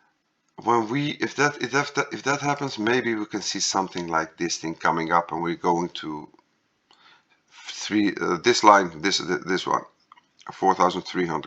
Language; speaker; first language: English; non-native, fluent; Dutch